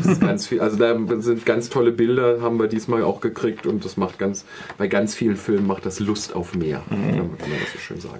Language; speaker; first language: German; native; German